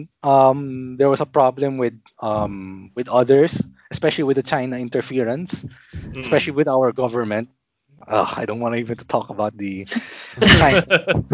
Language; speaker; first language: English; non-native, local second language; Filipino